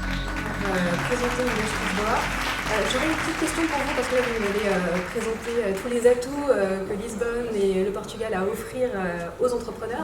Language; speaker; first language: French; native; French